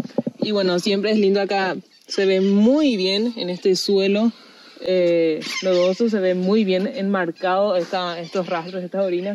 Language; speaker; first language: Spanish; native; Spanish